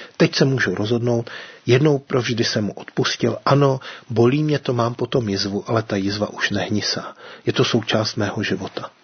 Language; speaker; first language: Czech; native; Czech